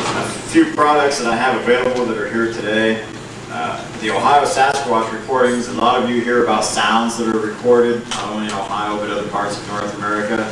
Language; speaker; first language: English; native; English